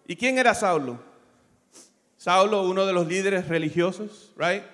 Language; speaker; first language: Spanish; early bilingual, other home language; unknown